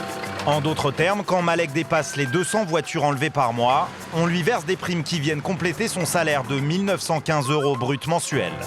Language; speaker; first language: French; native; French